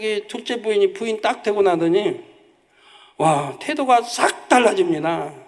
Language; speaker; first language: Korean; native; Korean